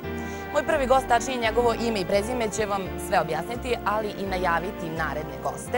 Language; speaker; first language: Serbian; native; Serbian